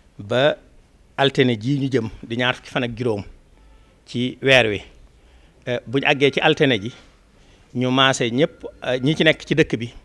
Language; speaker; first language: Wolof; native; Wolof